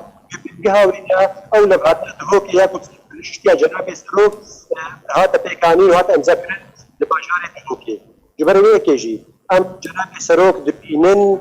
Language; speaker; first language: Kurdish; native; Kurdish